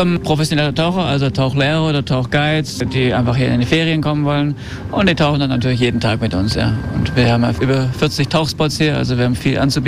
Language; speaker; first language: German; early bilingual, heritage; German